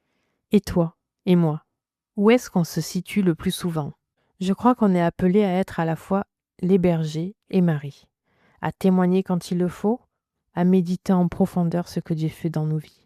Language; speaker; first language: French; native; French